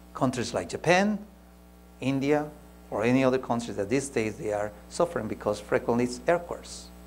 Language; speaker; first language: English; non-native, fluent; Spanish